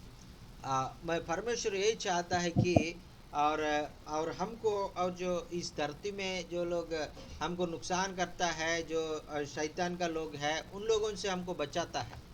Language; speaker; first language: Hindi; non-native, local second language; Telugu